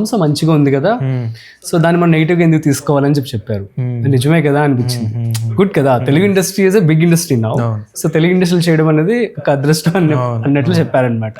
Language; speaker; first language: Telugu; native; Telugu